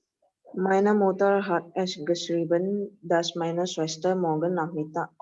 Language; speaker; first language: German; non-native, learner; Indonesian